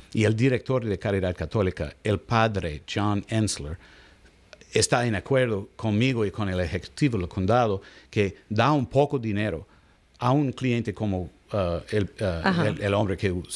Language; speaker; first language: Spanish; non-native, learner; English